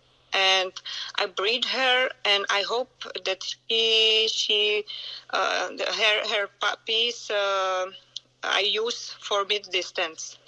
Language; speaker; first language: English; non-native, learner; Czech